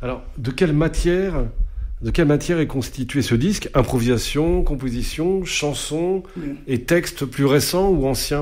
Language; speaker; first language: French; native; French